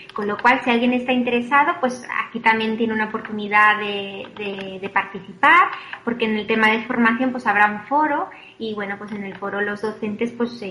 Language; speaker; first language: Spanish; native; Spanish